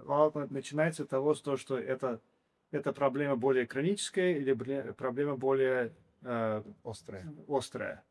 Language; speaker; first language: Russian; early bilingual, heritage; English